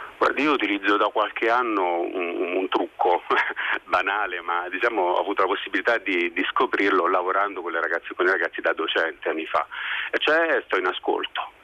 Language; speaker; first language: Italian; native; Italian